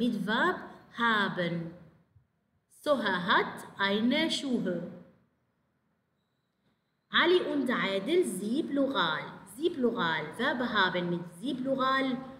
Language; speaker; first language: German; non-native, fluent; Arabic